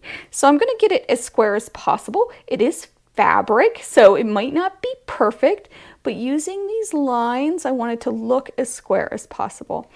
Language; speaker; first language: English; native; English